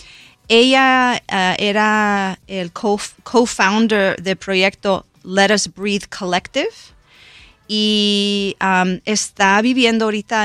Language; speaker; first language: Spanish; early bilingual, heritage; Spanish